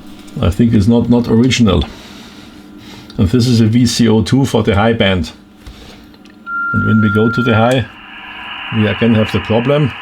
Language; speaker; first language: English; non-native, fluent; German